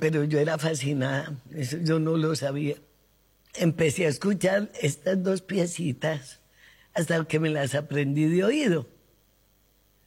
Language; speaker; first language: Spanish; native; Spanish